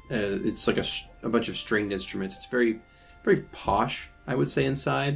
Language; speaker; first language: English; native; English